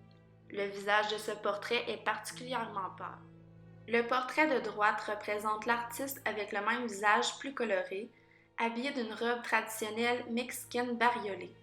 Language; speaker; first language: French; native; French